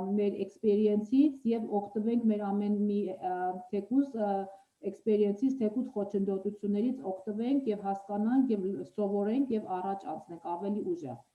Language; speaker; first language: Armenian; native; Armenian